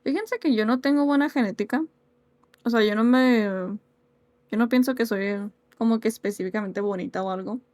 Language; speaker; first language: Spanish; early bilingual, heritage; Spanish